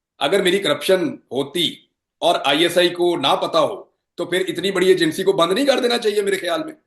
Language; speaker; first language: Urdu; non-native, local second language; Punjabi